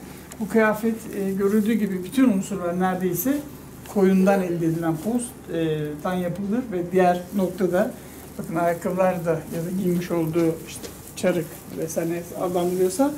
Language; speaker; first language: Turkish; native; Turkish